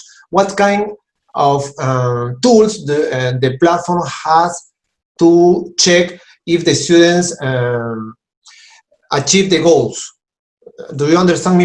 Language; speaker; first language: English; non-native, learner; Spanish